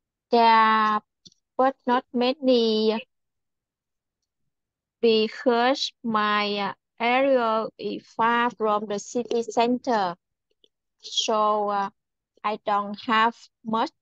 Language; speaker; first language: English; non-native, learner; Vietnamese